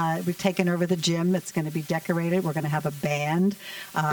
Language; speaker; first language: English; native; English